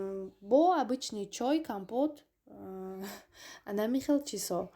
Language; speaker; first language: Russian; non-native, fluent; Tajik